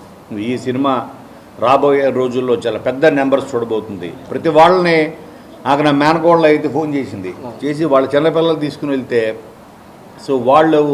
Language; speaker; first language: Telugu; native; Telugu